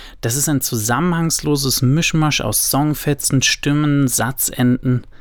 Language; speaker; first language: German; native; German